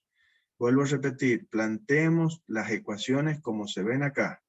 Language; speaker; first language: Spanish; native; Spanish